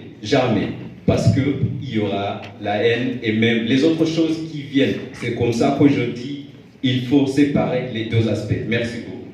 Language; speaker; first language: French; non-native, fluent; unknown